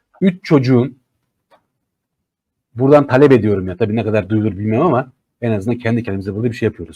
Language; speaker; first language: Turkish; native; Turkish